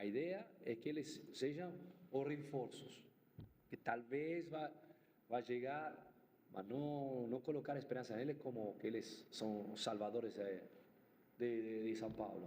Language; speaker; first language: Portuguese; non-native, fluent; Spanish